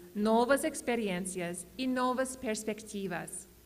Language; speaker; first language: Portuguese; non-native, learner; English